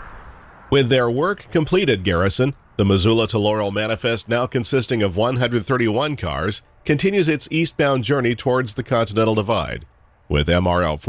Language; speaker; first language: English; native; English